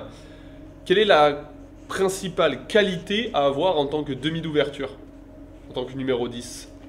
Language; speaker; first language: French; native; French